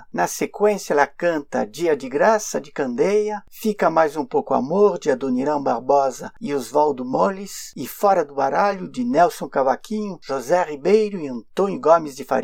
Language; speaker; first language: Portuguese; non-native, fluent; French